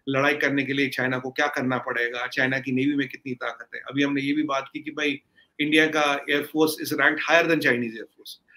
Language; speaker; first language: Hindi; native; Hindi